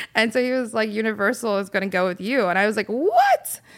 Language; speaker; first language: English; native; English